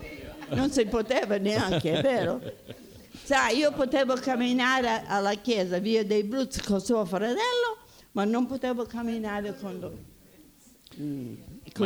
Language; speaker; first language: Italian; early bilingual, heritage; Italian